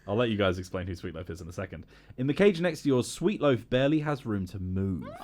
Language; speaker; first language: English; native; English